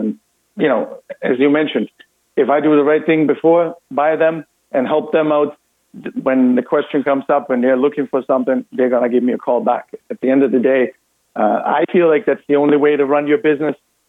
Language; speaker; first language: English; non-native, fluent; German